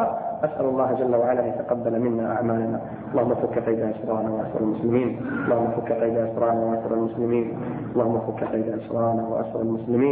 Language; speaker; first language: Arabic; native; Arabic